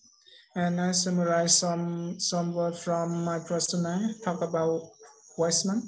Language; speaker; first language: English; non-native, learner; Khmer